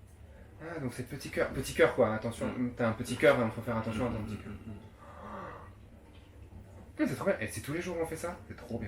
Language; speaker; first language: French; native; French